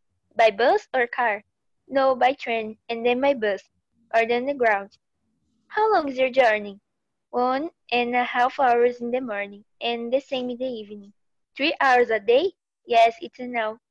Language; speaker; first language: English; non-native, learner; Portuguese